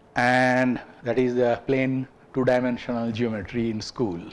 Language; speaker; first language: English; non-native, local second language; Bangla